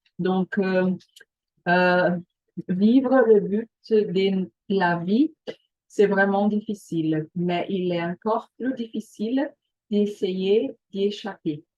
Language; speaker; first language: French; non-native, fluent; Portuguese